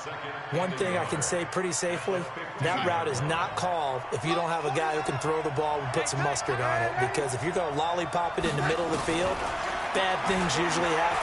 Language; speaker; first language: English; native; English